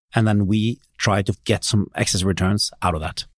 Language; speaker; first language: English; non-native, fluent; Norwegian